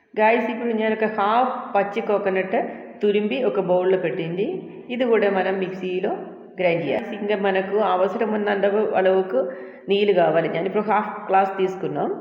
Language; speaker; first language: Telugu; non-native, local second language; Malayalam